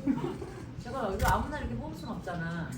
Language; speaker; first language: Korean; native; Korean